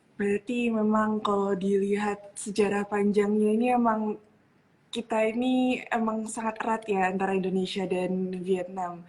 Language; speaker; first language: Indonesian; native; Indonesian